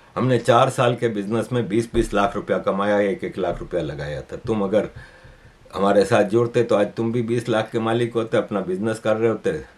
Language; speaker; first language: Urdu; native; Urdu